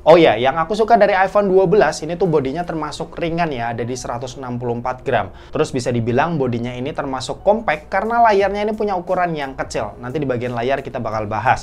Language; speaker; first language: Indonesian; native; Indonesian